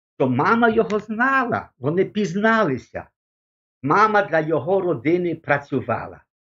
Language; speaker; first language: Ukrainian; early bilingual, heritage; Ukrainian